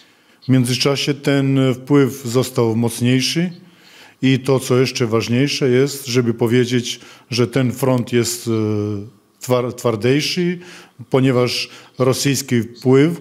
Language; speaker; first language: Polish; non-native, fluent; Serbian